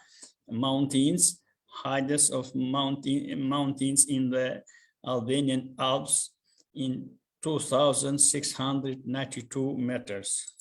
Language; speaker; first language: English; non-native, learner; Albanian